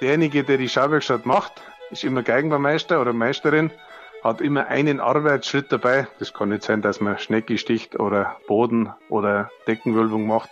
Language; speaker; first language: German; native; German